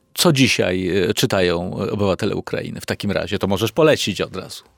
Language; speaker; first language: Polish; native; Polish